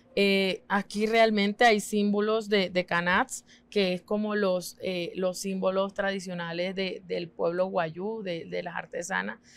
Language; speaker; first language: Spanish; non-native, local second language; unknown